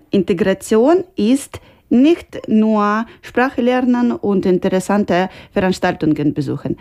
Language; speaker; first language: German; non-native, learner; Ukrainian